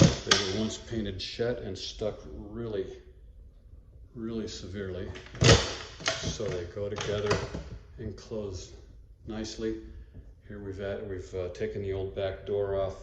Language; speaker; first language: English; native; English